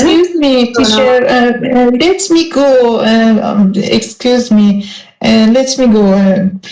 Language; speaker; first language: English; non-native, learner; Persian